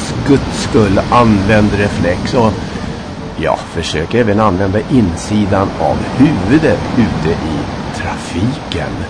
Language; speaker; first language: Swedish; native; Swedish